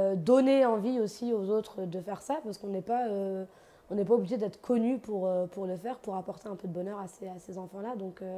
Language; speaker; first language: French; native; French